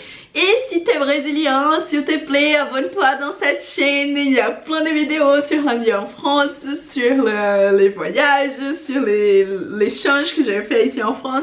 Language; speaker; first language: French; non-native, fluent; Portuguese